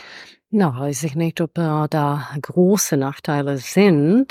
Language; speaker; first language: German; non-native, fluent; Czech